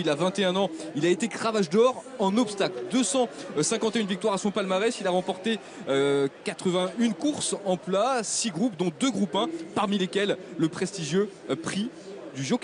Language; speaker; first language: French; native; French